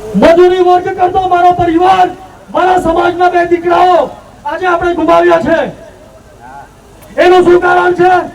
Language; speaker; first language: Gujarati; non-native, local second language; Gamit